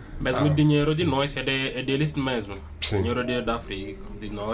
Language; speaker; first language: Portuguese; non-native, learner; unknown